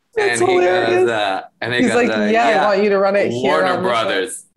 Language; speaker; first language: English; early bilingual, other home language; Spanish